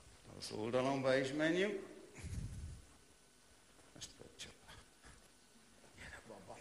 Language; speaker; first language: Hungarian; non-native, learner; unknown